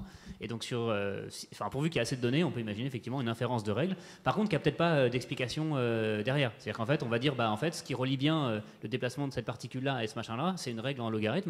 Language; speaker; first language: French; native; French